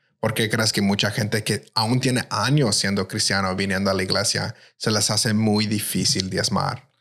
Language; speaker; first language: Spanish; early bilingual, heritage; Spanish